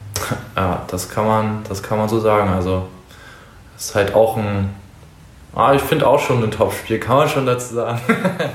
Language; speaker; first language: German; native; German